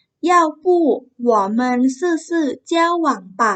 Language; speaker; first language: Chinese; non-native, fluent; Thai